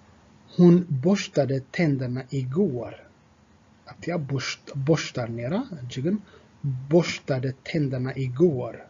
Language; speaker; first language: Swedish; non-native, fluent; Tigrinya